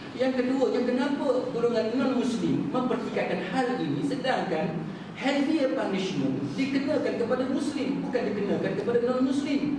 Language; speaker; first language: Malay; native; Malay